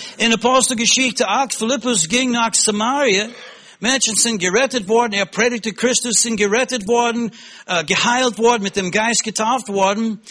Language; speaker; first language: German; non-native, fluent; English